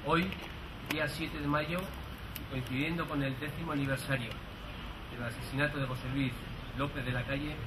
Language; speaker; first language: Spanish; native; Spanish